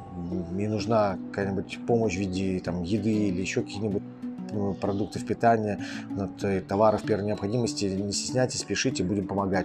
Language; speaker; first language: Russian; native; Russian